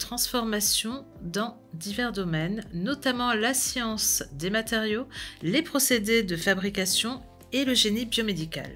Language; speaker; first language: French; native; French